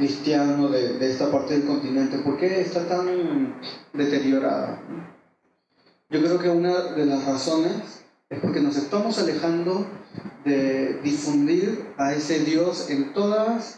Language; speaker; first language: Spanish; native; Spanish